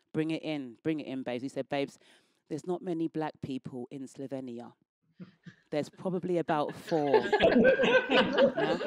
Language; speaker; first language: English; native; English